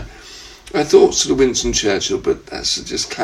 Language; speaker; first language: English; native; English